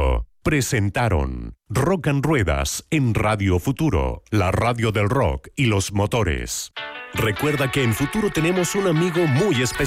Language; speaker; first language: Spanish; native; Spanish